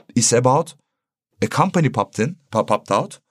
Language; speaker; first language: English; non-native, fluent; Turkish